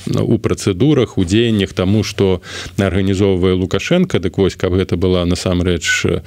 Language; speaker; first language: Belarusian; non-native, local second language; Russian